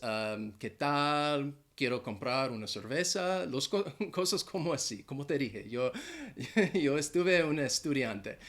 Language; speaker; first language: Spanish; non-native, fluent; English